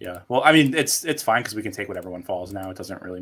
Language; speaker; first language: English; native; English